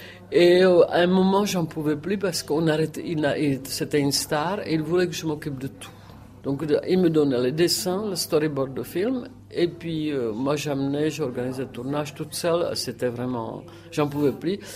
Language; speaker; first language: French; non-native, fluent; Czech